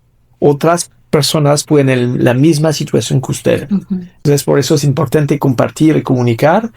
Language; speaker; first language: Spanish; non-native, fluent; French